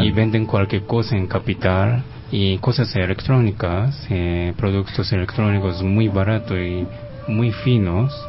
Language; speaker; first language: Spanish; non-native, fluent; Japanese